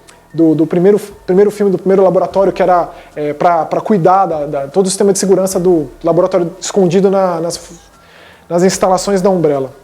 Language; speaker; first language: Portuguese; native; Portuguese